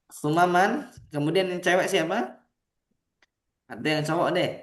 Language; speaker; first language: Malay; native; Malay